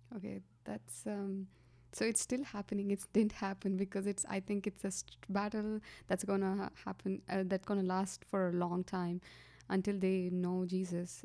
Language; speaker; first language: English; non-native, local second language; Kannada